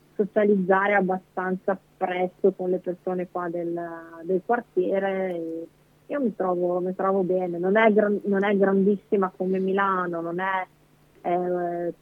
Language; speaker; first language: Italian; native; Italian